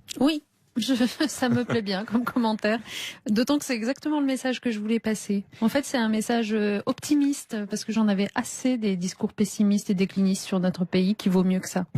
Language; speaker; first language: French; early bilingual, other home language; Riffian